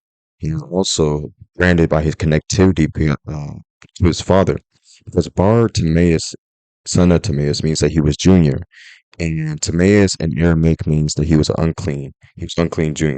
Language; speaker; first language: English; native; English